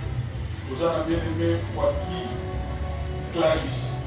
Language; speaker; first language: French; non-native, local second language; Lingala